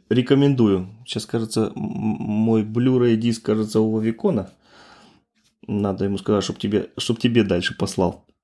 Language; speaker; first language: Russian; native; Russian